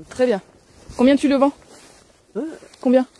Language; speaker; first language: French; native; French